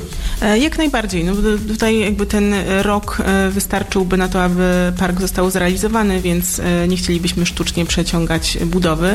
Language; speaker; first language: Polish; native; Polish